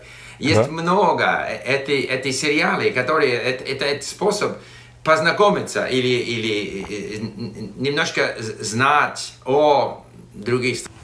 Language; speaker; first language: Russian; non-native, fluent; English